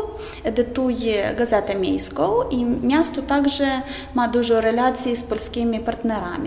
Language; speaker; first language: Polish; non-native, fluent; Ukrainian